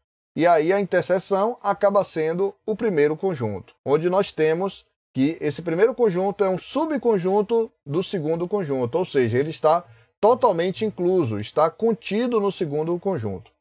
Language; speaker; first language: Portuguese; native; Portuguese